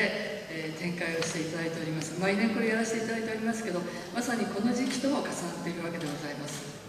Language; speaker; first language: Japanese; native; Japanese